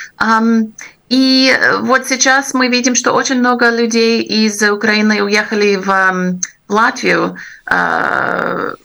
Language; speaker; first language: Russian; non-native, fluent; English